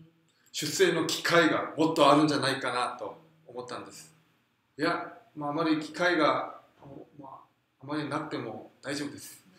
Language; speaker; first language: Japanese; non-native, fluent; Korean